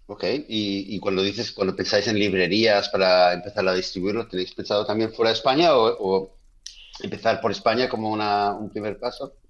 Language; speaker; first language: Spanish; native; Spanish